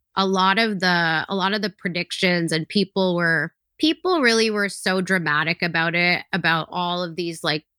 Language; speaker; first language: English; native; English